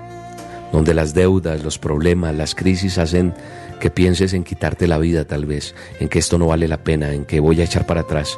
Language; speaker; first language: Spanish; native; Spanish